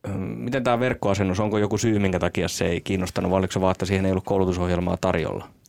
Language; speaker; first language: Finnish; native; Finnish